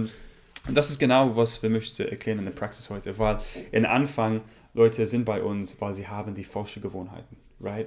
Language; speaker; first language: German; non-native, learner; English